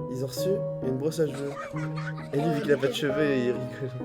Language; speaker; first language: French; native; French